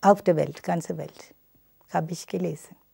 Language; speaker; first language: German; non-native, fluent; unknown